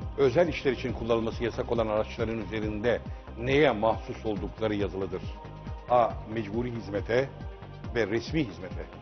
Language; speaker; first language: Turkish; native; Turkish